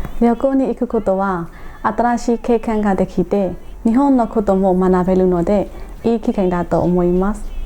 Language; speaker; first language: Japanese; non-native, fluent; Burmese